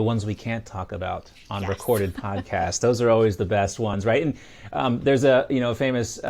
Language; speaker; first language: English; native; English